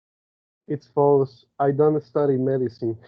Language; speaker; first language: English; non-native, learner; Spanish